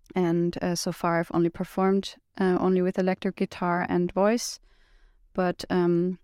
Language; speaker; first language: English; non-native, fluent; German